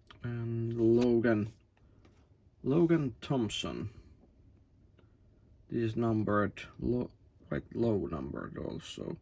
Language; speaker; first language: English; non-native, learner; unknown